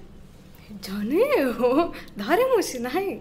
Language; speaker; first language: Japanese; non-native, learner; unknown